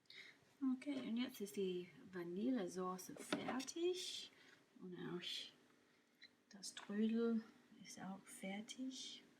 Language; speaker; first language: German; non-native, fluent; English